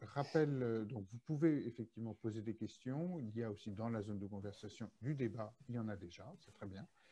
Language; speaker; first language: French; native; French